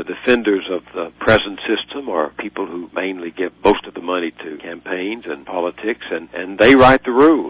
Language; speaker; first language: English; native; English